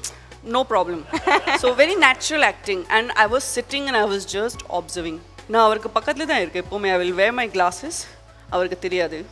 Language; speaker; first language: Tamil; non-native, learner; Gujarati